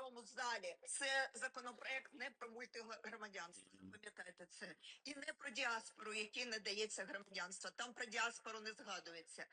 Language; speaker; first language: Ukrainian; non-native, local second language; Russian